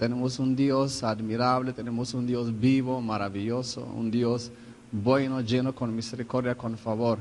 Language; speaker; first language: Spanish; non-native, fluent; Hebrew